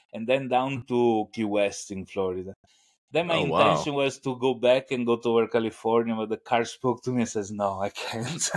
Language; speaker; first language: English; non-native, fluent; Italian